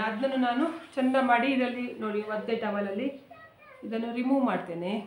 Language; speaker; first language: Kannada; non-native, local second language; Konkani